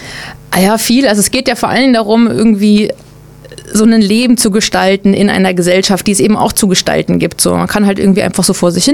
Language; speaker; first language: German; native; German